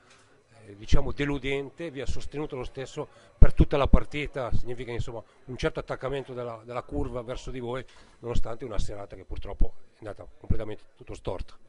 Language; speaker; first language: Italian; native; Italian